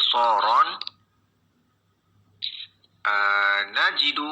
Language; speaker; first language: Arabic; non-native, fluent; Malay